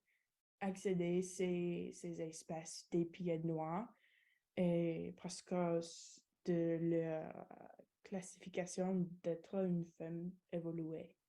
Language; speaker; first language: French; non-native, learner; English